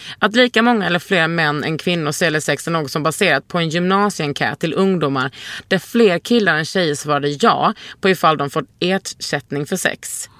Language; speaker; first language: Swedish; native; Swedish